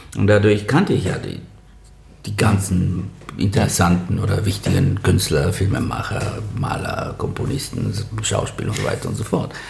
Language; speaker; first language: German; non-native, fluent; Bulgarian